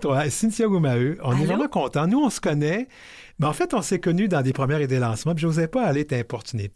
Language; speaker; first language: French; native; French